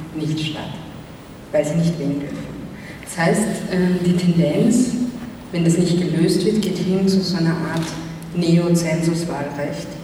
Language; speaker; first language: German; native; German